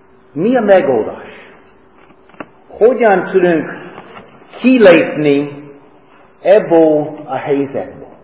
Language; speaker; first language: Hungarian; non-native, fluent; English